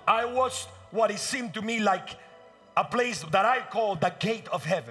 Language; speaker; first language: English; early bilingual, other home language; Spanish